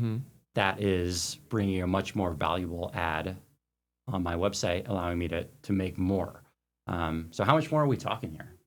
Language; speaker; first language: English; native; English